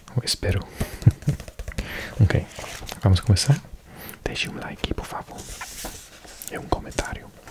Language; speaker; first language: Portuguese; non-native, learner; English